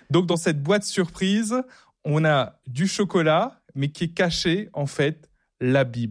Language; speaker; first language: French; native; French